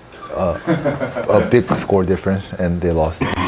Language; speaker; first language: English; non-native, fluent; Korean